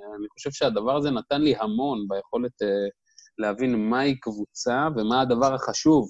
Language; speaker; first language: Hebrew; native; Hebrew